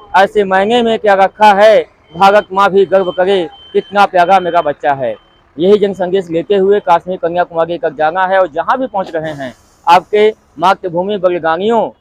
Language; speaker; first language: Hindi; native; Hindi